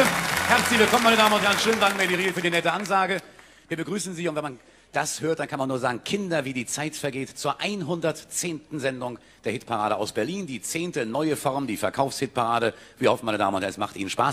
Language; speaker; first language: German; native; German